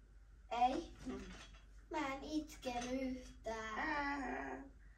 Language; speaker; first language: Finnish; early bilingual, other home language; Kinyarwanda